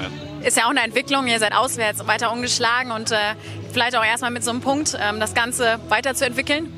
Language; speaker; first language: German; native; German